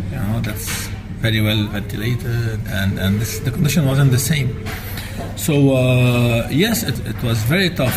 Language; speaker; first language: English; non-native, fluent; Arabic